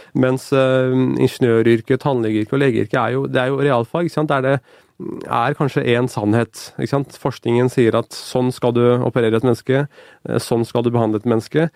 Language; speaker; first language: Norwegian; early bilingual, other home language; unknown